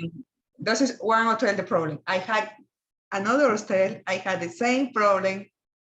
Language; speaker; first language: English; non-native, learner; Spanish